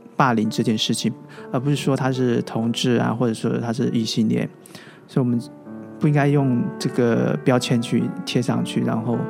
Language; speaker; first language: Chinese; native; Chinese